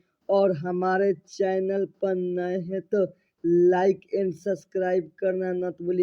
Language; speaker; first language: Hindi; non-native, local second language; Bhojpuri